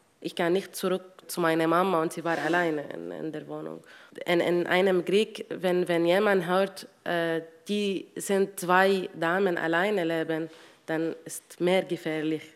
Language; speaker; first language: German; non-native, learner; Arabic